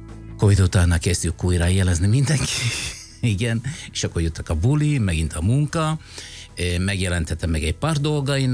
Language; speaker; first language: Hungarian; non-native, fluent; Italian